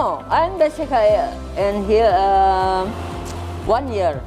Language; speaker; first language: English; non-native, learner; Thai